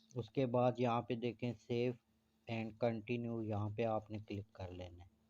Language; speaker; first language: Urdu; non-native, local second language; Punjabi